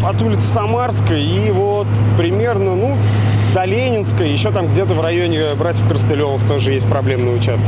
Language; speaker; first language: Russian; native; Russian